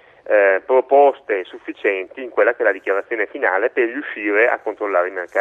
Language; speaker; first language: Italian; native; Italian